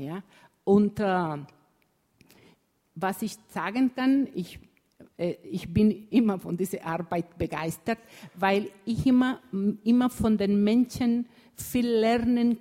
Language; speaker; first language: German; non-native, fluent; Spanish